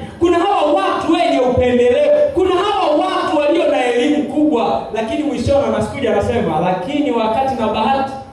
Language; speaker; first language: Swahili; native; Swahili